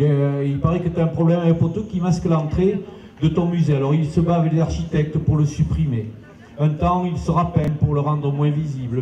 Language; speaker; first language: French; native; French